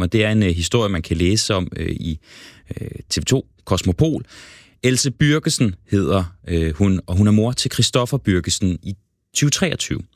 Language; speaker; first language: Danish; native; Danish